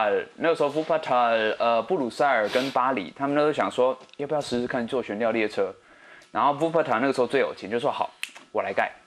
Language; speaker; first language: Chinese; non-native, fluent; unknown